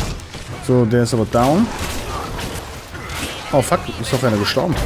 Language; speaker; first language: German; native; German